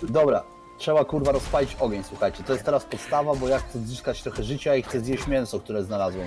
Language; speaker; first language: Polish; native; Polish